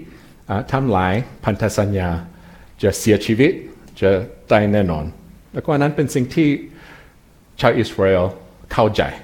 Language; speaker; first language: Thai; non-native, fluent; English